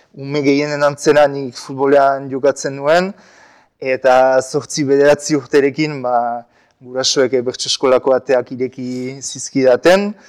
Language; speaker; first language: Basque; non-native, local second language; French